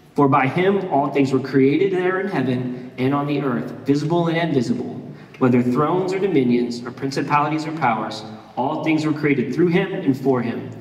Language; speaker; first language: English; native; English